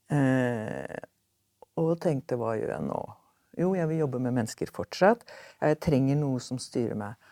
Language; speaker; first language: Norwegian; native; Norwegian